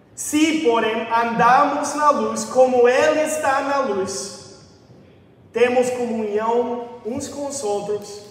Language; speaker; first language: Portuguese; non-native, fluent; English